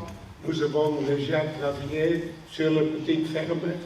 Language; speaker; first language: French; non-native, learner; Dutch